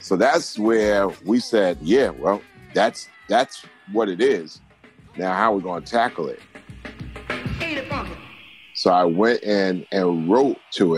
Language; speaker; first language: English; native; English